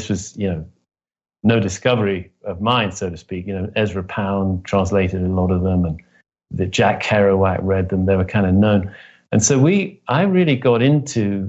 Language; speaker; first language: English; native; English